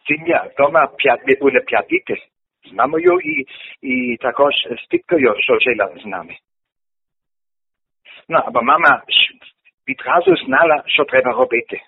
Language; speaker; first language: Ukrainian; non-native, learner; German